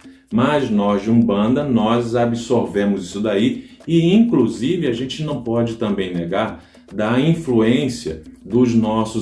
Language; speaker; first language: Portuguese; native; Portuguese